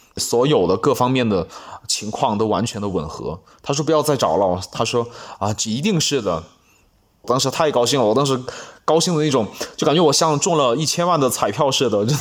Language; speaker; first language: Chinese; non-native, local second language; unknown